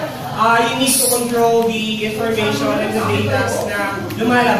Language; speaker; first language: English; non-native, local second language; Filipino